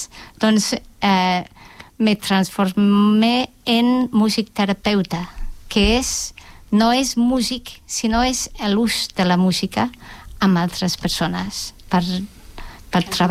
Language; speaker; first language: Catalan; non-native, fluent; English